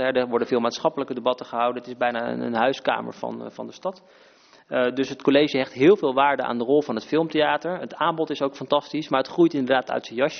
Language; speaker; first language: Dutch; native; Dutch